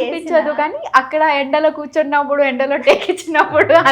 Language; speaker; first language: Telugu; non-native, fluent; Odia